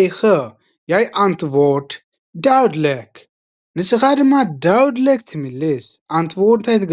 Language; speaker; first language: Dutch; non-native, fluent; Tigrinya